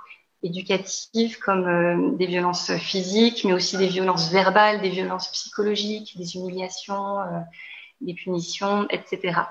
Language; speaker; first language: French; native; French